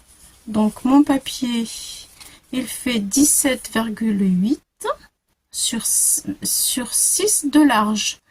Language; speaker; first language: French; native; French